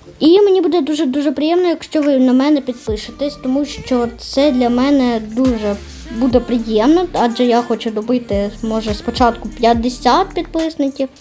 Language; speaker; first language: Ukrainian; non-native, local second language; Russian